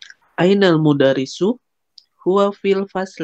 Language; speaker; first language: Arabic; non-native, learner; Indonesian